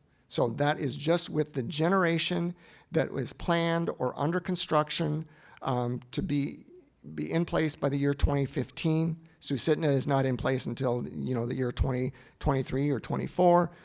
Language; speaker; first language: English; native; English